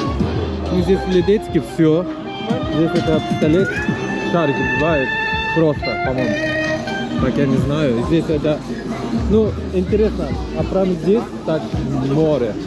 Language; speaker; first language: Russian; non-native, learner; Turkish